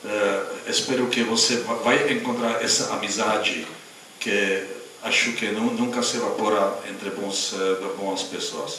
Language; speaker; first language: Portuguese; non-native, fluent; Czech